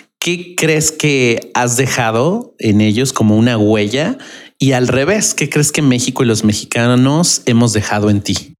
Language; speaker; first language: Spanish; native; Spanish